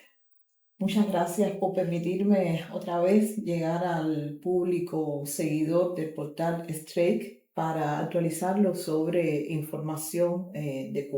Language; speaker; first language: Spanish; native; Spanish